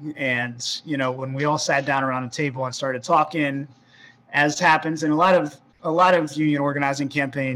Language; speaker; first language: English; native; English